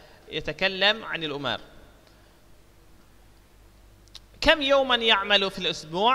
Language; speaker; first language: Arabic; non-native, fluent; Indonesian